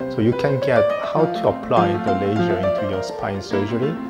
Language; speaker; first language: English; non-native, fluent; Korean